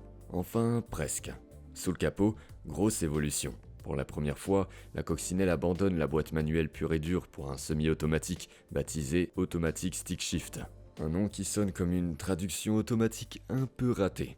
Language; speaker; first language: French; native; French